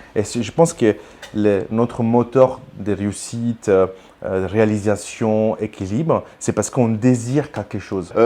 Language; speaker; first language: French; non-native, fluent; Italian